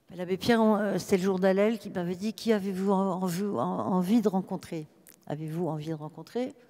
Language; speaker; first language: French; native; French